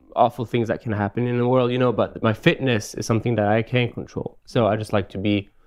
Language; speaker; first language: English; non-native, fluent; Swedish